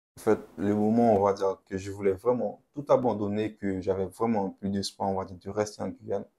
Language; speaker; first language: French; non-native, local second language; Haitian Creole